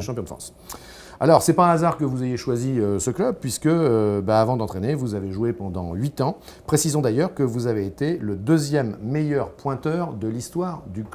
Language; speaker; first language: French; native; French